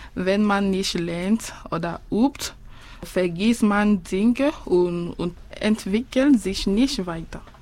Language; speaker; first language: German; non-native, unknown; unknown